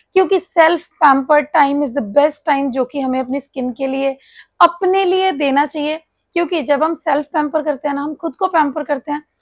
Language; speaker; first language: Hindi; native; Hindi